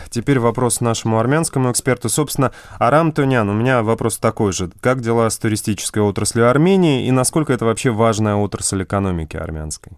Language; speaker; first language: Russian; native; Russian